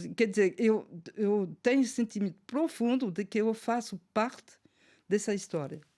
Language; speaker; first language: Portuguese; non-native, fluent; French